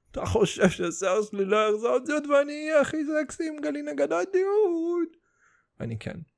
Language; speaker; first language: Hebrew; early bilingual, other home language; Russian